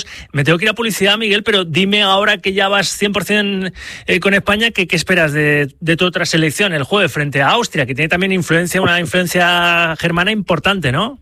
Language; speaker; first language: Spanish; native; Spanish